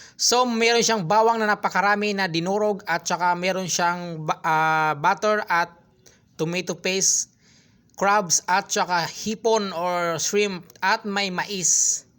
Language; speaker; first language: Filipino; non-native, local second language; Cebuano